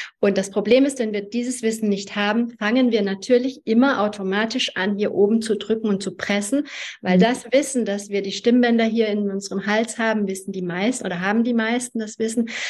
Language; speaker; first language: German; early bilingual, other home language; Hungarian